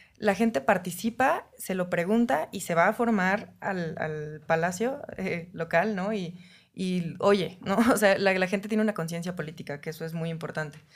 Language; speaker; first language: Spanish; native; Spanish